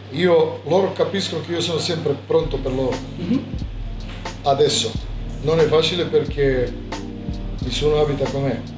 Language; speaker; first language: Italian; non-native, fluent; Serbian